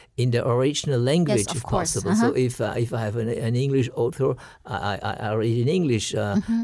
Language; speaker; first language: English; non-native, fluent; German